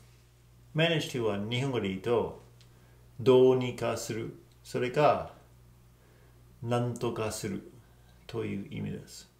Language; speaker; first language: Japanese; non-native, fluent; English